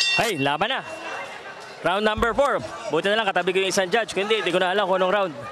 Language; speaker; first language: Filipino; non-native, local second language; Cebuano